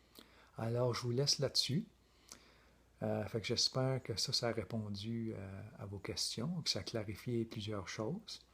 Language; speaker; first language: French; native; French